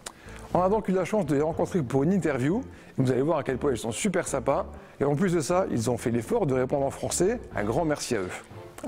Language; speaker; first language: French; native; French